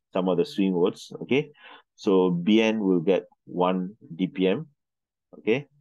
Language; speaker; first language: English; non-native, local second language; Malay